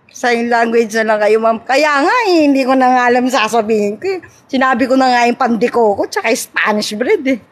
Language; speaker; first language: Filipino; non-native, local second language; Cebuano